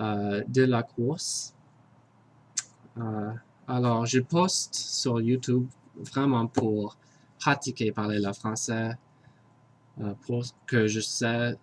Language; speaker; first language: French; non-native, learner; English